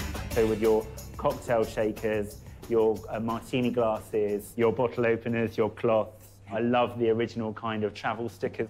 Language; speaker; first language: English; native; English